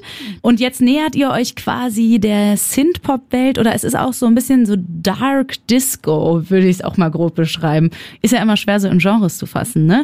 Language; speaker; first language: German; native; German